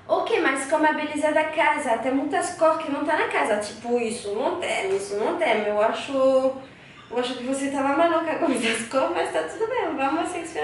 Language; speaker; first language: Portuguese; non-native, learner; French